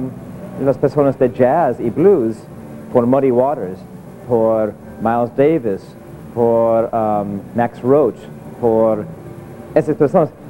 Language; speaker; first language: Spanish; non-native, learner; English